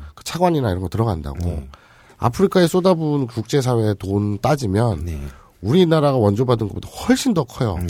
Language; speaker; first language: Korean; native; Korean